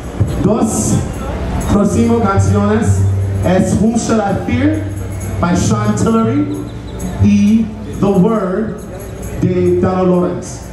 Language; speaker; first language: Spanish; non-native, learner; English